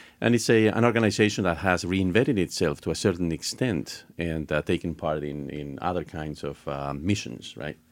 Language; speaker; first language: English; non-native, fluent; Spanish